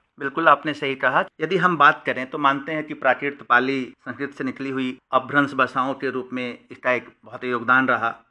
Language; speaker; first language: Hindi; native; Hindi